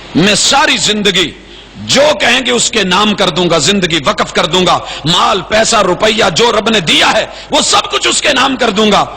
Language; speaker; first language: Urdu; non-native, local second language; Punjabi